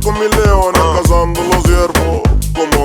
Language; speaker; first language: Spanish; native; Spanish